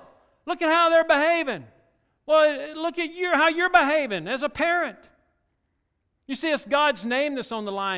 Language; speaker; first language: English; native; English